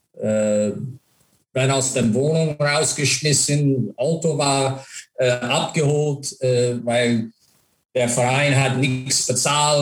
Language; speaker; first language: German; non-native, fluent; English